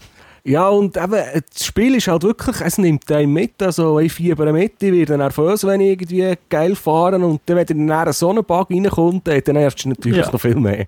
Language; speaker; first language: German; native; German